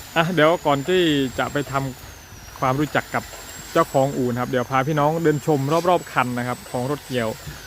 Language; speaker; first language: Thai; non-native, local second language; Northern Khmer